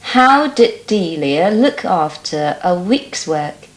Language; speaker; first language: English; non-native, fluent; Chinese